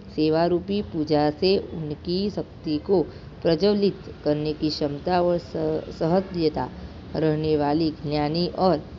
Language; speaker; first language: Hindi; non-native, local second language; Gujarati